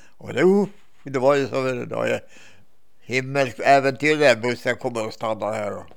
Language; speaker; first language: Swedish; native; Swedish